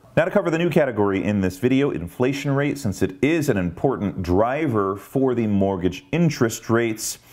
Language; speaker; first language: English; native; English